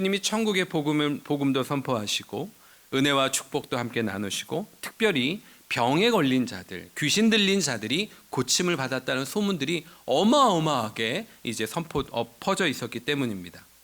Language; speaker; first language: Korean; native; Korean